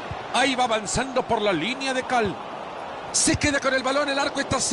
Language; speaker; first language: Spanish; native; Spanish